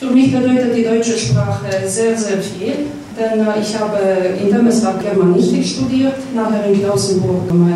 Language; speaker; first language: German; non-native, local second language; Romanian